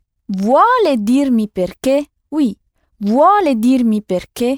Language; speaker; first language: Italian; non-native, fluent; French